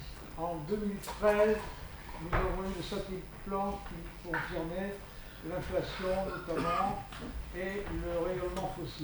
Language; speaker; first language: French; native; French